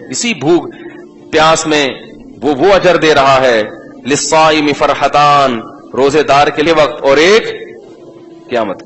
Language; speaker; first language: Urdu; native; Urdu